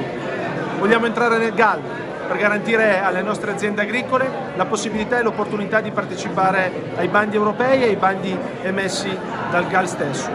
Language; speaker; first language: Italian; native; Italian